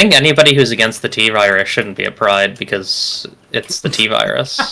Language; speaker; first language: English; native; English